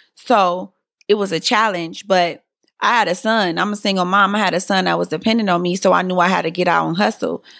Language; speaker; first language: English; native; English